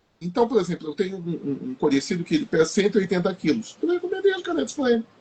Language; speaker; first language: Portuguese; native; Portuguese